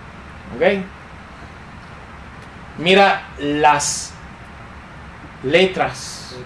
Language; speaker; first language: Spanish; non-native, fluent; English